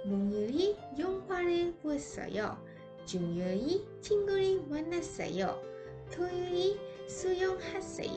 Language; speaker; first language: Korean; non-native, learner; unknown